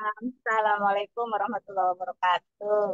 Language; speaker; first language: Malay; non-native, local second language; Javanese